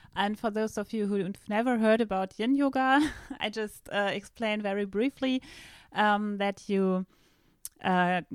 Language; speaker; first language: English; non-native, fluent; German